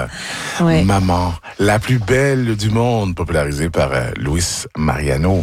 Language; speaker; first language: French; native; French